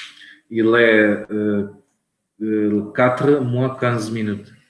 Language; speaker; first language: French; non-native, learner; Portuguese